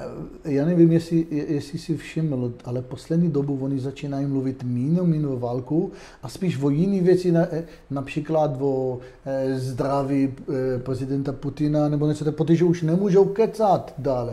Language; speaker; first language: Czech; non-native, fluent; Hebrew